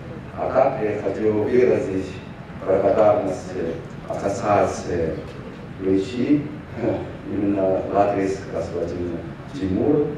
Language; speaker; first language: Russian; non-native, fluent; Chinese